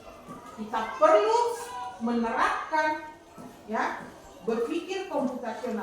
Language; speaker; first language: Indonesian; native; Indonesian